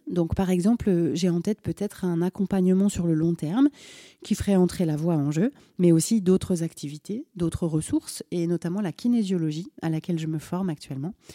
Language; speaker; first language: French; native; French